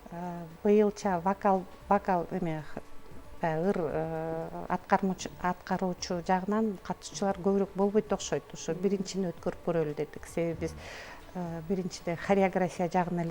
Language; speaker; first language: Kyrgyz; native; Kyrgyz